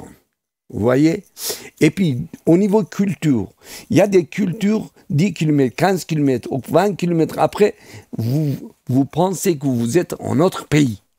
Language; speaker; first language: French; non-native, fluent; Persian